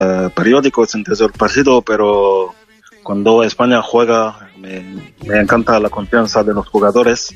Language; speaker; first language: Spanish; non-native, learner; French